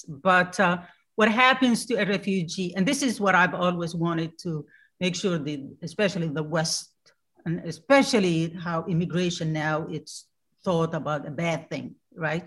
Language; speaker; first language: English; non-native, fluent; Somali